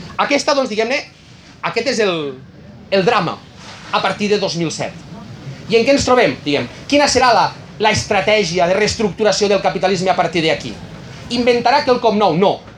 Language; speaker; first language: Catalan; native; Catalan